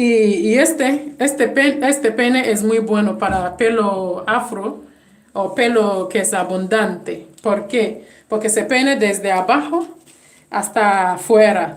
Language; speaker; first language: Spanish; non-native, fluent; English